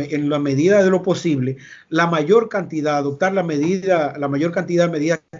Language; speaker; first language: Spanish; native; Spanish